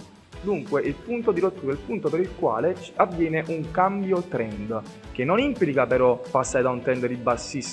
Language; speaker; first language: Italian; native; Italian